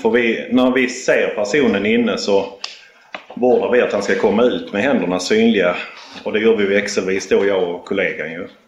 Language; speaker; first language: Swedish; native; Swedish